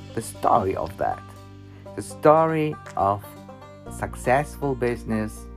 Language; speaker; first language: English; non-native, learner; German